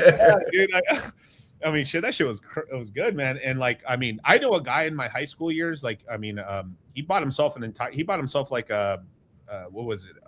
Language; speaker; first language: English; native; English